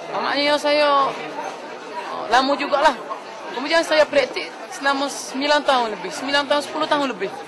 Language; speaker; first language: Malay; non-native, fluent; Arabic